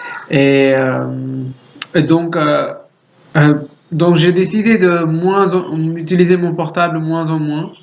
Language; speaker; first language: French; non-native, learner; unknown